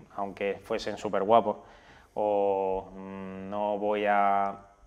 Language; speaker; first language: Spanish; native; Spanish